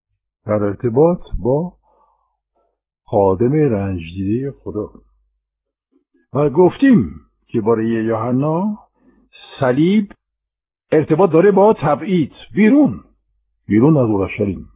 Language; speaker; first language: Persian; non-native, fluent; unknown